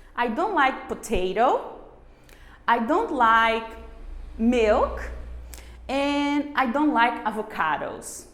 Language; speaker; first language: English; non-native, fluent; Portuguese